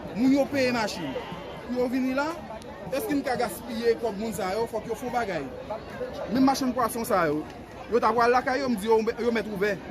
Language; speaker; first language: Haitian Creole; native; Haitian Creole